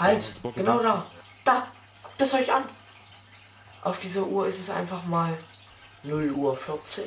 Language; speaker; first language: German; native; German